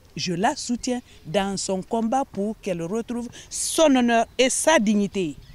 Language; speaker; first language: French; non-native, local second language; Mandingo